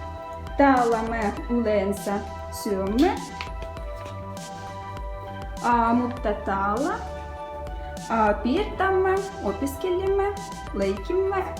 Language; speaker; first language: Finnish; non-native, learner; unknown